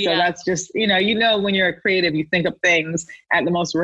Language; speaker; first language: English; native; English